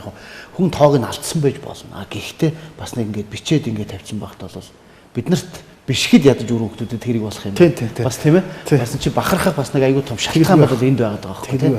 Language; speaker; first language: Mongolian; native; Mongolian